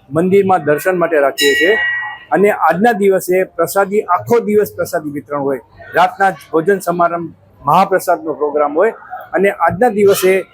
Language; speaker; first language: Gujarati; non-native, local second language; Sindhi